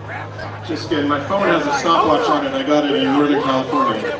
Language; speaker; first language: English; native; English